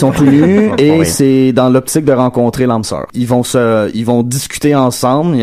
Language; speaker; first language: French; native; French